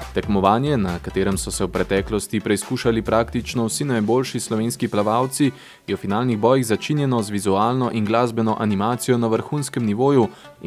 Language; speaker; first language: Slovenian; native; Slovenian